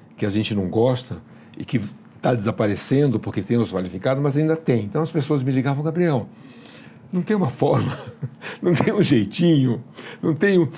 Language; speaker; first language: Portuguese; early bilingual, other home language; Hungarian